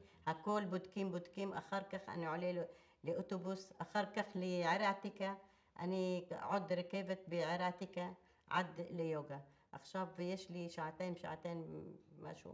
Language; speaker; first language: Hebrew; non-native, local second language; Arabic